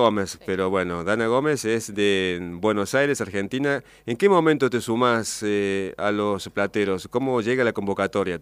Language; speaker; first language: Spanish; native; Spanish